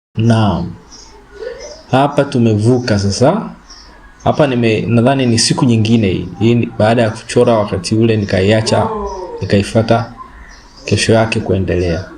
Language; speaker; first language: Swahili; native; Swahili